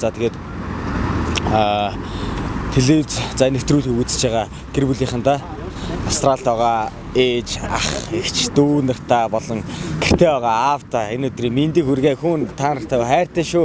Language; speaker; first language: Mongolian; native; Mongolian